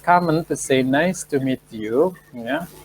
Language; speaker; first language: English; non-native, fluent; Indonesian